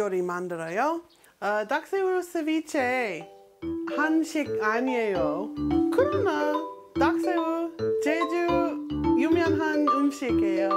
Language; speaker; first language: Korean; non-native, learner; English